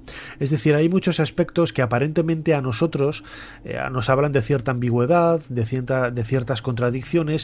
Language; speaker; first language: Spanish; native; Spanish